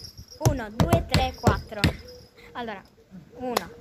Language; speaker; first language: Italian; early bilingual, other home language; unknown